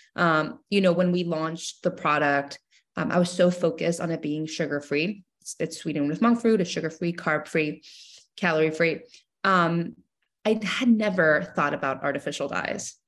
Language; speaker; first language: English; non-native, fluent; Spanish